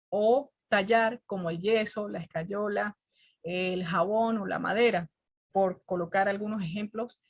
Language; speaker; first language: Spanish; native; Spanish